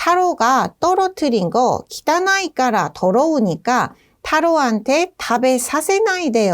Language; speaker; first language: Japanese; non-native, fluent; Korean